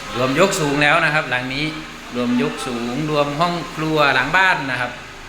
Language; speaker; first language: Thai; native; Thai